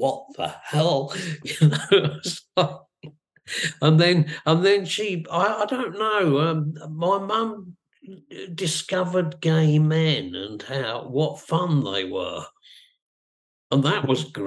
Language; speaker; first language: English; native; English